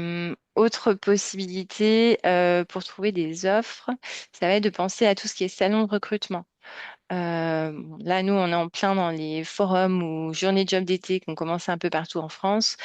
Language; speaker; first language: French; native; French